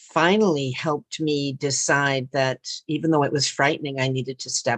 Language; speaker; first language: English; native; English